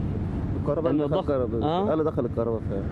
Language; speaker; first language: Arabic; non-native, learner; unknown